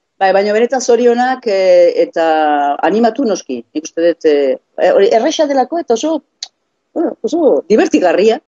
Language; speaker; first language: Basque; native; Basque